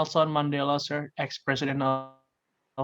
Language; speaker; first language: English; non-native, learner; Indonesian